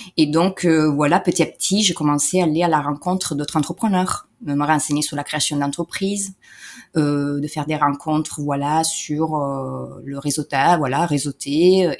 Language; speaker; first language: French; non-native, fluent; Italian